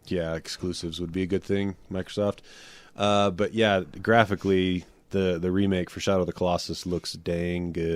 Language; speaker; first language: English; native; English